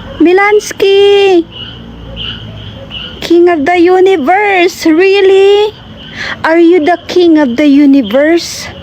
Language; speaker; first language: English; non-native, learner; Filipino